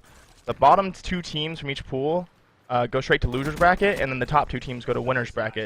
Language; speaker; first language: English; native; English